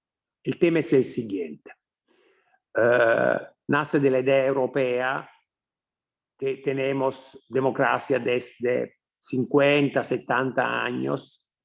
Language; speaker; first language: Spanish; non-native, fluent; Italian